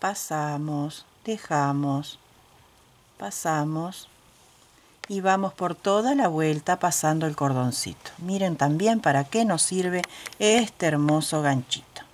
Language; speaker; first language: Spanish; native; Spanish